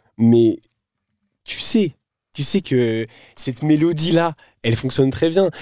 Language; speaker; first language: French; native; French